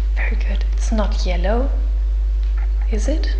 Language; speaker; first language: English; non-native, fluent; German